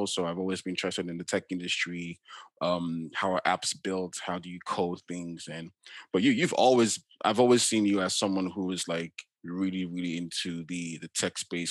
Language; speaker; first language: English; non-native, local second language; Yoruba